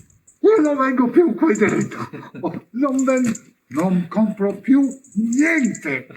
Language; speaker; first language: Italian; early bilingual, heritage; English